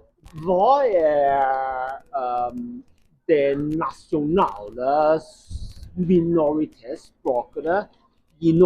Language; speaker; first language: Norwegian; non-native, learner; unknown